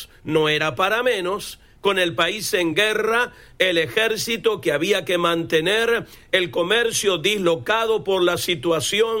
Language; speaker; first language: Spanish; native; Spanish